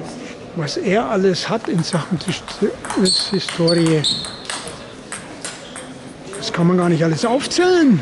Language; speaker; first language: German; native; German